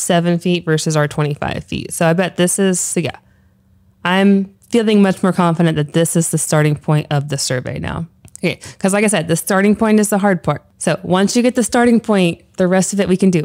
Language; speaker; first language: English; native; English